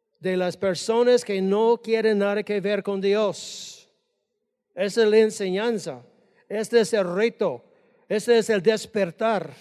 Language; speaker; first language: Spanish; non-native, fluent; English